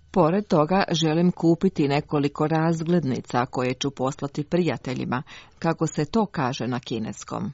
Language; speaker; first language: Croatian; non-native, fluent; Chinese